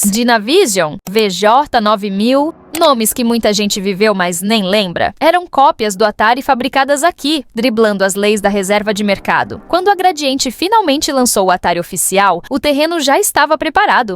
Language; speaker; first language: Portuguese; native; Portuguese